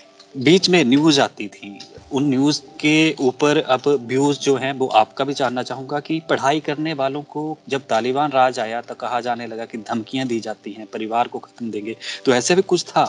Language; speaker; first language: Hindi; native; Hindi